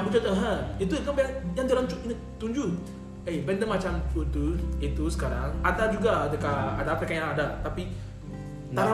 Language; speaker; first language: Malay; non-native, learner; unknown